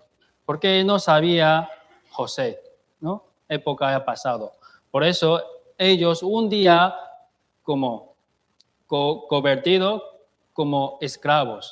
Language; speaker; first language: Spanish; non-native, fluent; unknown